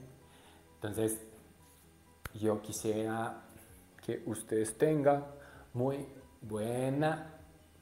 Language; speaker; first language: Spanish; non-native, learner; Japanese